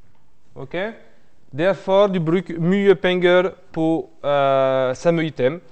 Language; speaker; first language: Norwegian; non-native, fluent; French